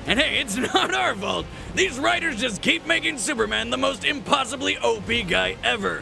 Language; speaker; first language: English; native; English